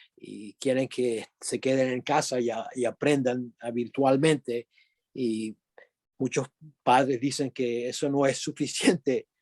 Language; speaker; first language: Spanish; early bilingual, other home language; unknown